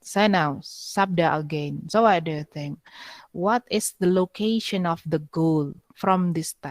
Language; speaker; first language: English; non-native, fluent; Indonesian